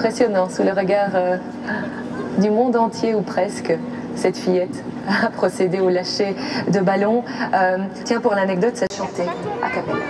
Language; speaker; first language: French; native; French